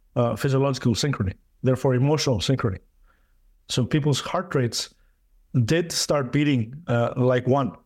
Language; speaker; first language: English; non-native, fluent; Greek